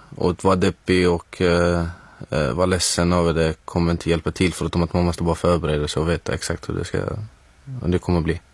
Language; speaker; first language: Swedish; non-native, fluent; Arabic